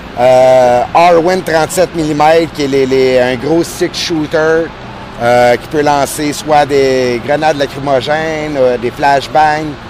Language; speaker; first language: French; native; French